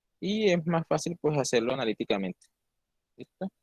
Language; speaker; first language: Spanish; native; Spanish